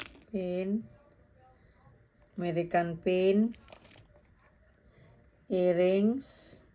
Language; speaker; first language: English; non-native, local second language; Filipino